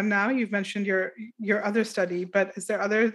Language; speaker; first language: English; non-native, local second language; Urdu